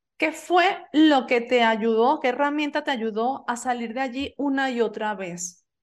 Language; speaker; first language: Spanish; native; Spanish